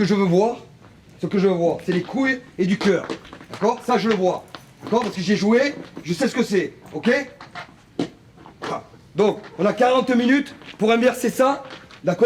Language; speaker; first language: French; native; French